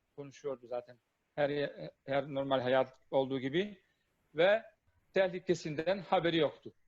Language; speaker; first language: Turkish; non-native, fluent; Bosnian